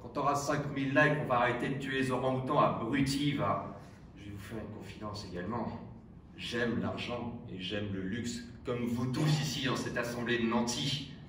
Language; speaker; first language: French; native; French